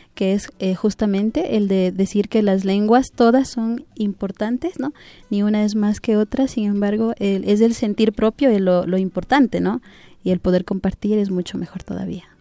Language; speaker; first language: Spanish; native; Spanish